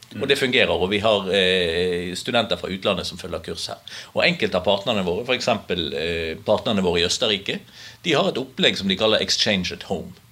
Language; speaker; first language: Norwegian; native; Norwegian